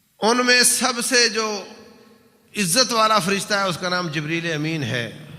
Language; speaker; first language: Urdu; non-native, local second language; Punjabi